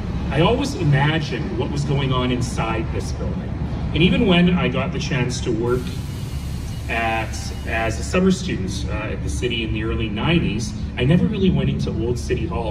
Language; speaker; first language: English; native; English